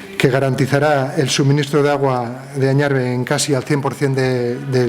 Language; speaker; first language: Spanish; non-native, local second language; Basque